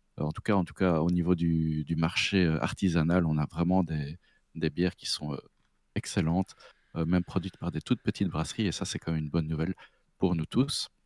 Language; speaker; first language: French; native; French